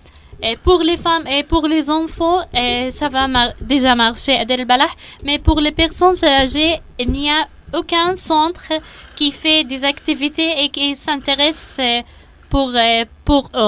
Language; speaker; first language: French; non-native, learner; Arabic